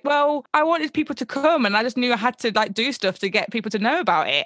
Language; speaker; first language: English; native; English